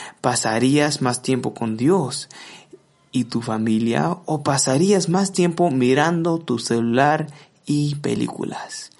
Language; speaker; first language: Spanish; non-native, fluent; English